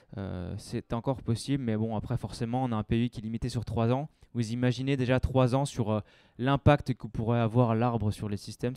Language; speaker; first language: French; native; French